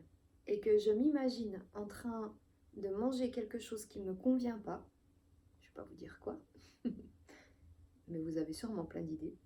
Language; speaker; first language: French; native; French